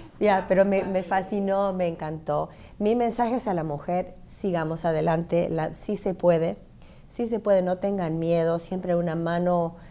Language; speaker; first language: Spanish; native; Spanish